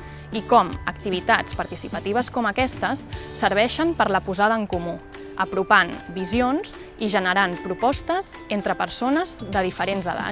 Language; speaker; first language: Catalan; native; Catalan